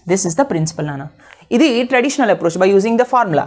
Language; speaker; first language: English; non-native, local second language; Telugu